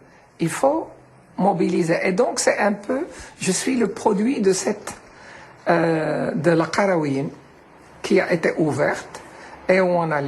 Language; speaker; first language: French; non-native, local second language; Arabic